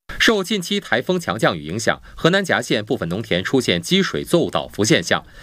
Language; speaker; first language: Chinese; native; Chinese